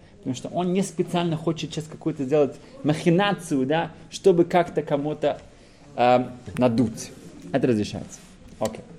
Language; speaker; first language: Russian; early bilingual, heritage; Russian